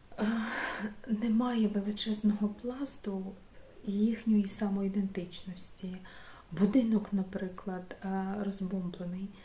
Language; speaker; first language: Ukrainian; non-native, local second language; Russian